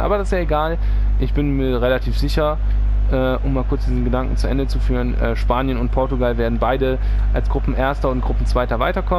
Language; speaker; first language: German; native; German